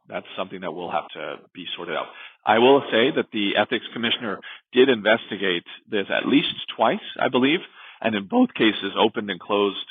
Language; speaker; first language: English; native; English